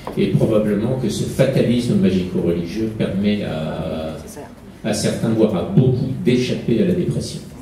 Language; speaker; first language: French; native; French